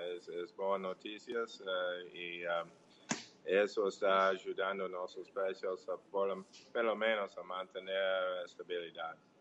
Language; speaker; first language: Portuguese; non-native, learner; English